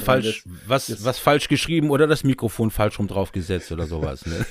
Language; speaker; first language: German; native; German